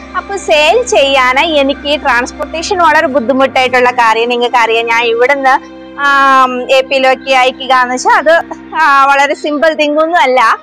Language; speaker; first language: Malayalam; non-native, local second language; Telugu